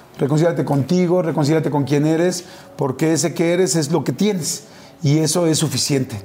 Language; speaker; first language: Spanish; native; Spanish